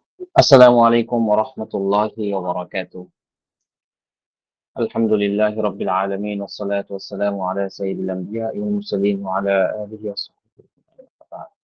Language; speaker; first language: Arabic; non-native, fluent; Bangla